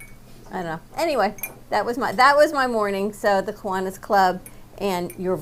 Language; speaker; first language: English; native; English